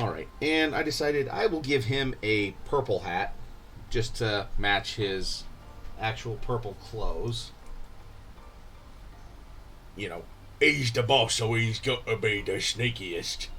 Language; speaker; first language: English; native; English